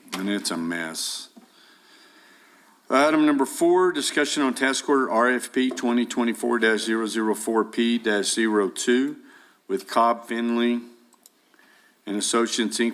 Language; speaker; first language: English; native; English